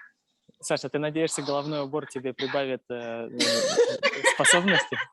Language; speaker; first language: Russian; native; Russian